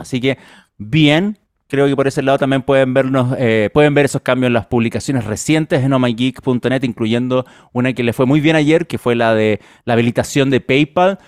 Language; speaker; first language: Spanish; native; Spanish